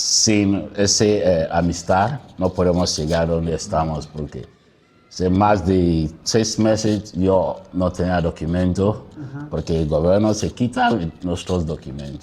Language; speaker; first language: Spanish; non-native, learner; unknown